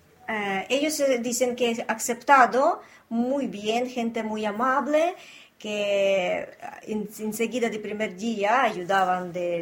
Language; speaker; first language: Spanish; non-native, learner; Ukrainian